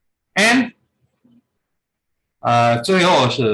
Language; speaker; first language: Chinese; non-native, fluent; Filipino